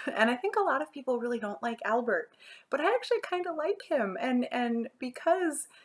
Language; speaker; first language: English; native; English